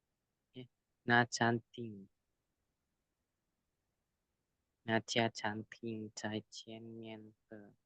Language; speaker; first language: Chinese; non-native, learner; Indonesian